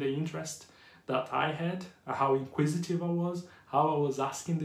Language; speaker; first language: English; non-native, fluent; Portuguese